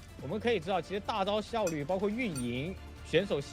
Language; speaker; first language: Chinese; native; Chinese